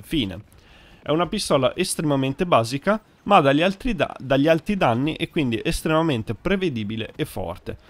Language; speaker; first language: Italian; native; Italian